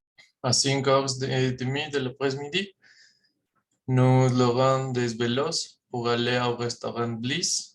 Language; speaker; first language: French; non-native, learner; Spanish